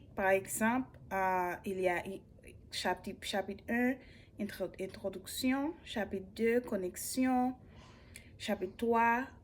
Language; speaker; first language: French; non-native, learner; English